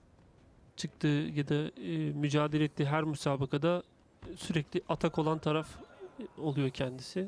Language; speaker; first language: Turkish; native; Turkish